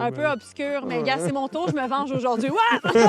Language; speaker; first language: French; native; French